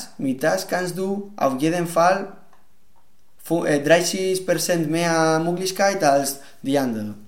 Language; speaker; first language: German; non-native, learner; Spanish